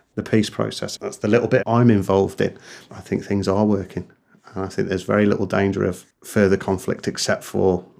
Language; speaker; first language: English; native; English